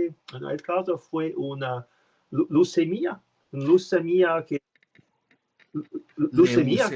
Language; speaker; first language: Spanish; non-native, learner; French